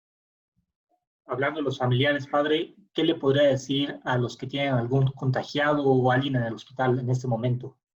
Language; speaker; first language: Spanish; native; Spanish